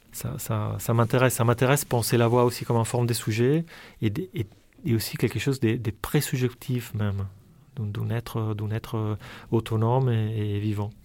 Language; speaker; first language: French; non-native, fluent; Italian